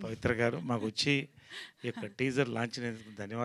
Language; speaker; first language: Telugu; native; Telugu